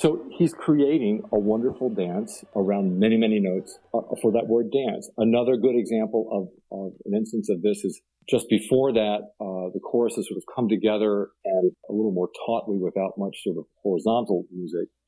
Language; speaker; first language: English; native; English